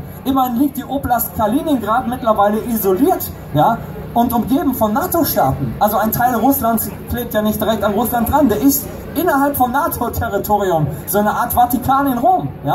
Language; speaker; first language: German; native; German